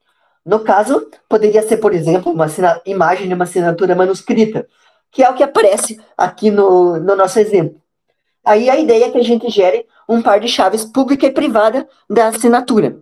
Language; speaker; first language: Portuguese; native; Portuguese